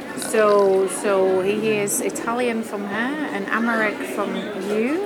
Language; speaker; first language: English; native; English